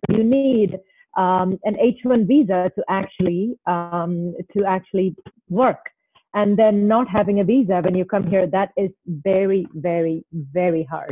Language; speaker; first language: English; non-native, local second language; Malayalam